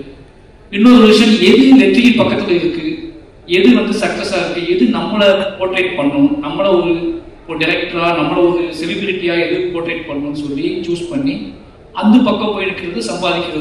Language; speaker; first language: Tamil; native; Tamil